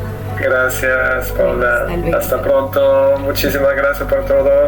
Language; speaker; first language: Spanish; non-native, fluent; German